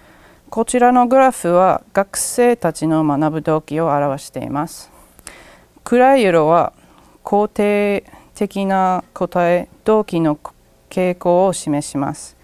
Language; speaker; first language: Japanese; non-native, learner; English